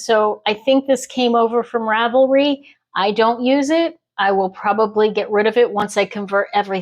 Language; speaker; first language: English; native; English